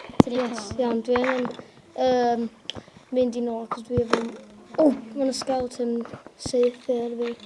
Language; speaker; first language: Welsh; non-native, local second language; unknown